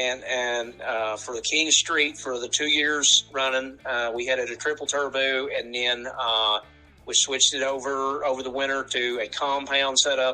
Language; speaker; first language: English; native; English